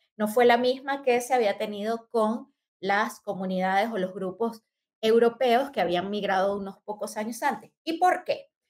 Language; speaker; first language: Spanish; native; Spanish